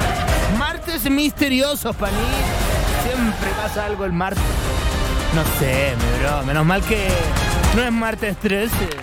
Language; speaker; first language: Spanish; native; Spanish